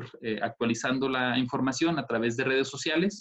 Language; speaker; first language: Spanish; native; Spanish